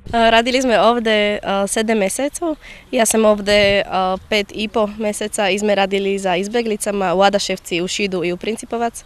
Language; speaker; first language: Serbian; non-native, learner; Slovak